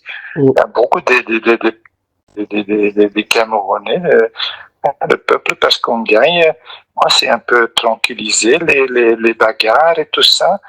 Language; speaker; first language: French; non-native, local second language; Dutch